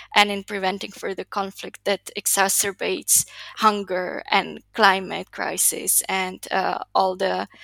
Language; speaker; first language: English; non-native, fluent; Slovak